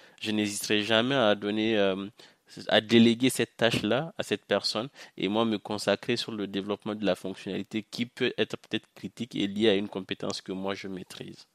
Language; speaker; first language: French; non-native, local second language; Hausa